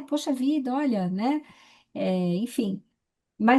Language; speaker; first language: Portuguese; native; Portuguese